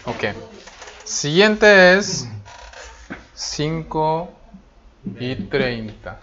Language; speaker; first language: Spanish; non-native, fluent; Korean